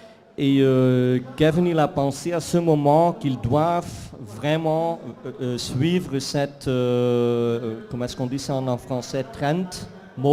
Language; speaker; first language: French; non-native, fluent; Dutch